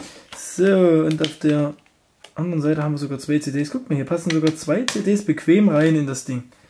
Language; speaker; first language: German; native; German